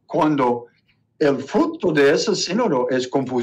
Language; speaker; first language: Spanish; non-native, learner; English